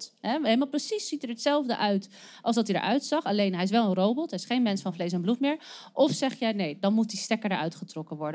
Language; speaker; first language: Dutch; native; Dutch